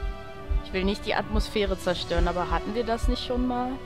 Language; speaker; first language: German; native; German